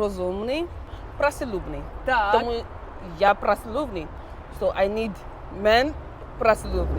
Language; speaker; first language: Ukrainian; non-native, learner; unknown